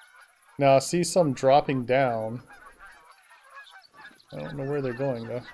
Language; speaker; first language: English; native; English